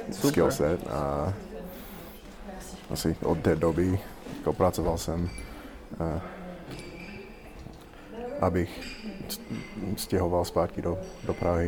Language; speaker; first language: Czech; non-native, learner; English